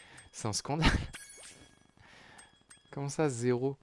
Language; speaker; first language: French; native; French